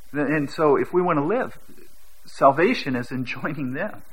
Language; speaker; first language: English; native; English